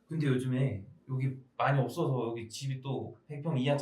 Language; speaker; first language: Korean; native; Korean